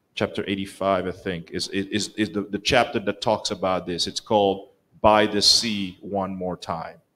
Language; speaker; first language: English; non-native, local second language; Kinyarwanda